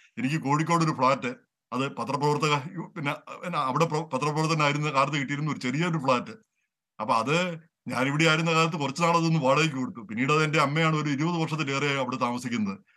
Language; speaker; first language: Malayalam; native; Malayalam